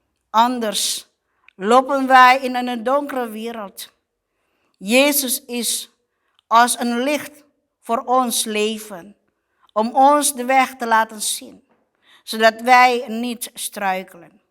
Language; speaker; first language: Dutch; non-native, fluent; Indonesian